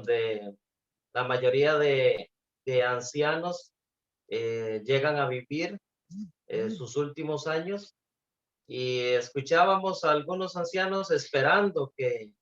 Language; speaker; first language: Spanish; non-native, fluent; Portuguese